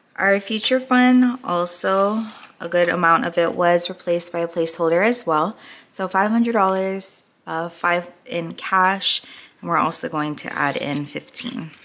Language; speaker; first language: English; native; English